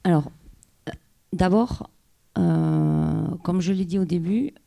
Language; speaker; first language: French; non-native, local second language; Basque